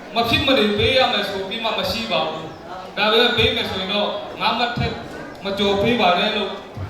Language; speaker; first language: Burmese; non-native, local second language; Tedim Chin